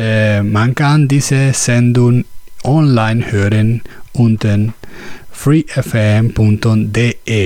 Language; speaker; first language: German; non-native, learner; Spanish